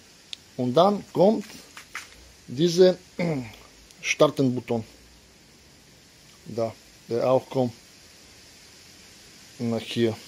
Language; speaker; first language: German; non-native, learner; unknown